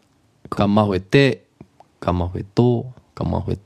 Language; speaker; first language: Māori; non-native, local second language; English